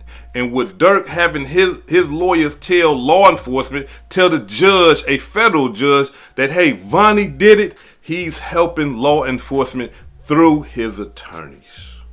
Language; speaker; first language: English; native; English